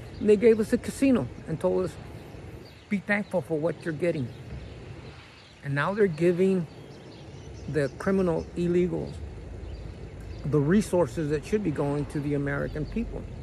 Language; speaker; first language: English; early bilingual, other home language; Spanish